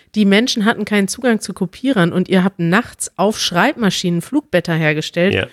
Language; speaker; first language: German; native; German